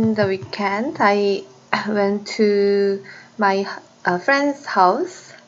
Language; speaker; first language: English; non-native, learner; Korean